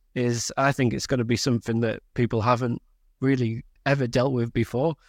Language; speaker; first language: English; native; English